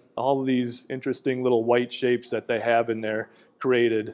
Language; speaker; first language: English; native; English